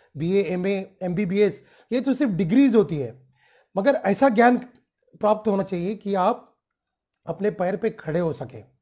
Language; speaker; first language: Hindi; non-native, local second language; Marathi